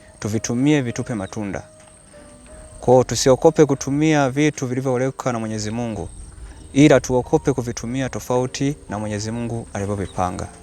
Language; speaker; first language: Swahili; native; Swahili